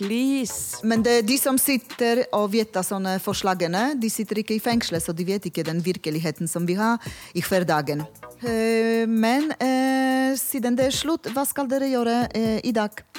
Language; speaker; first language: Norwegian; non-native, fluent; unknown